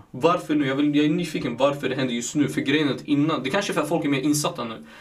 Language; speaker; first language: Swedish; native; Swedish